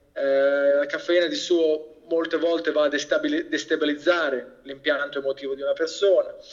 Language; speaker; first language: Italian; native; Italian